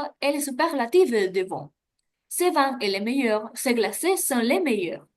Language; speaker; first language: French; non-native, learner; Spanish